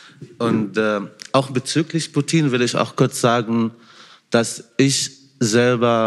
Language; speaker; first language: German; non-native, fluent; Arabic